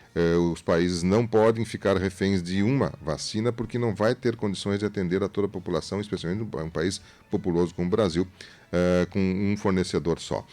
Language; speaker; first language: Portuguese; native; Portuguese